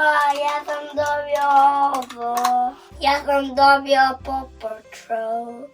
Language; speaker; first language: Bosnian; early bilingual, heritage; Serbian